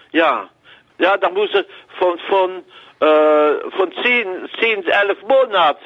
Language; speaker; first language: German; non-native, learner; French